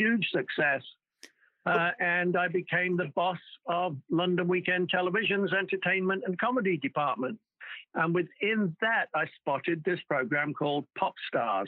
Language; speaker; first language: English; native; English